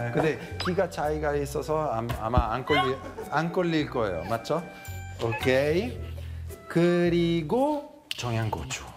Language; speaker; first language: Korean; non-native, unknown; Italian